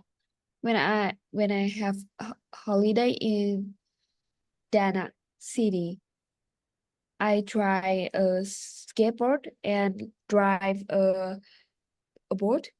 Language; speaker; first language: English; non-native, learner; Vietnamese